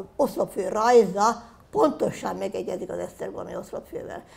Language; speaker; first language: Hungarian; native; Hungarian